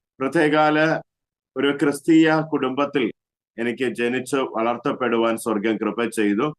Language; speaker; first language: Malayalam; native; Malayalam